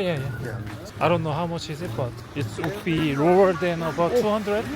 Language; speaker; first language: English; non-native, learner; Korean